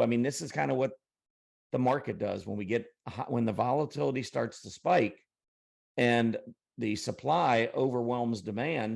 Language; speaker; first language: English; native; English